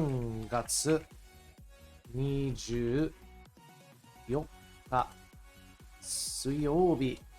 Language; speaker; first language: Japanese; non-native, learner; English